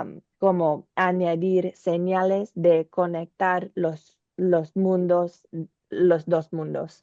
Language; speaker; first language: Spanish; non-native, learner; English